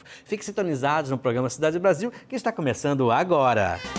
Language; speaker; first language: Portuguese; native; Portuguese